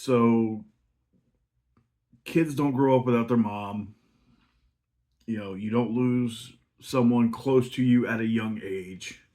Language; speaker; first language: English; native; English